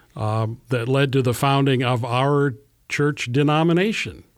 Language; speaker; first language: English; native; English